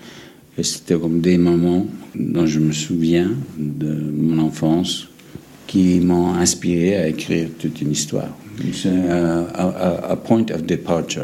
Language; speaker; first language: French; non-native, fluent; English